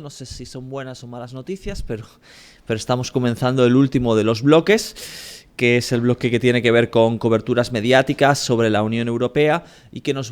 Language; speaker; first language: Spanish; native; Spanish